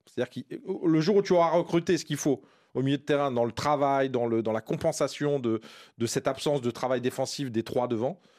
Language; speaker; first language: French; native; French